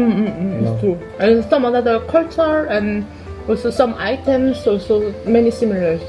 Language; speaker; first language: English; non-native, learner; Korean